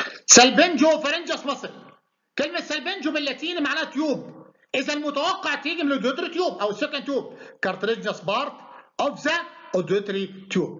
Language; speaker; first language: Arabic; native; Arabic